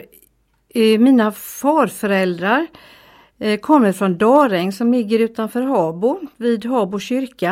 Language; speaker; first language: Swedish; native; Swedish